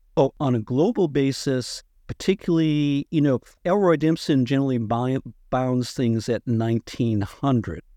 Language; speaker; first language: English; native; English